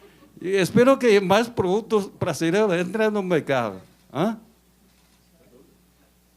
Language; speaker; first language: Portuguese; non-native, learner; Chinese